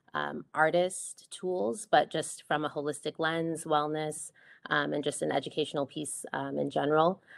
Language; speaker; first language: English; native; English